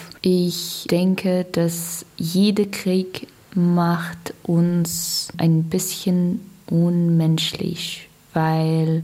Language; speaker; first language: German; non-native, fluent; Russian